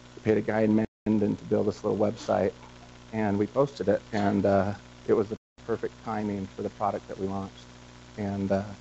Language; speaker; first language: English; native; English